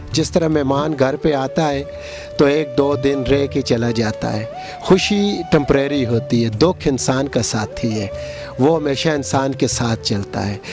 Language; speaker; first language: Urdu; non-native, local second language; Northern Hindko